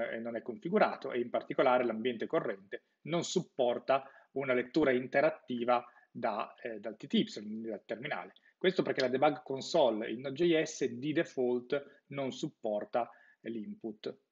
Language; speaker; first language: Italian; native; Italian